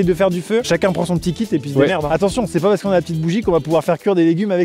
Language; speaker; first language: French; native; French